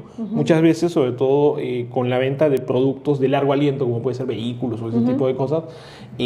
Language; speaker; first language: Spanish; native; Spanish